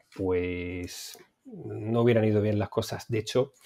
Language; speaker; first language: Spanish; native; Spanish